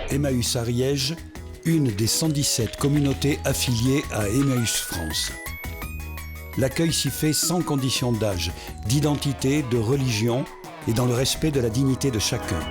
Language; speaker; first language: French; native; French